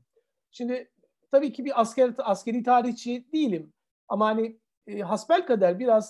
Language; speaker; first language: Turkish; native; Turkish